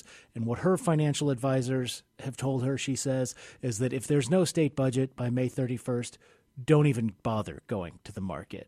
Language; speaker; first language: English; native; English